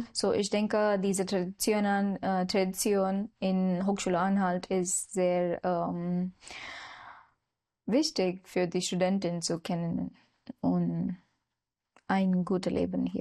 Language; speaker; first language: German; non-native, learner; Marathi